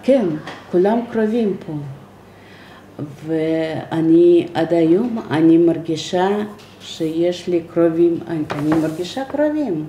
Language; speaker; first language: Hebrew; non-native, fluent; Russian